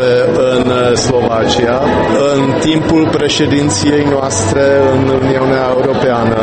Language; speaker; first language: Romanian; non-native, fluent; Czech